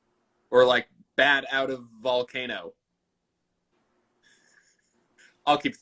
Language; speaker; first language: English; native; English